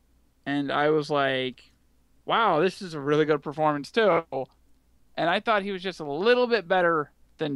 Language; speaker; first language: English; native; English